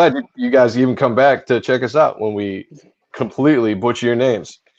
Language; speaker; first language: English; native; English